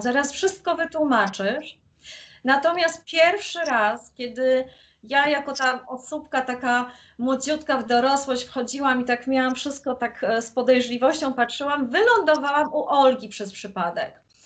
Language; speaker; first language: Polish; native; Polish